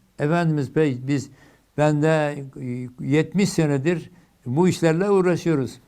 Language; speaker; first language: Turkish; native; Turkish